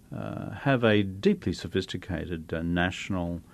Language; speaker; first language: English; native; English